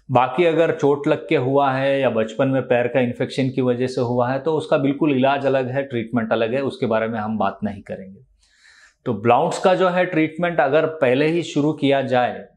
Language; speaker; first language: Hindi; non-native, local second language; Telugu